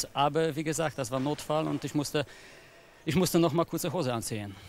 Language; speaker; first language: German; non-native, fluent; Polish